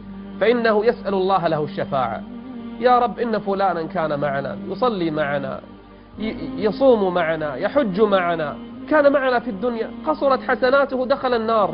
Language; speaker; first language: Arabic; native; Arabic